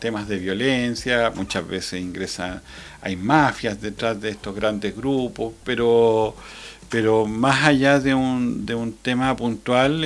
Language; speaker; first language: Spanish; native; Spanish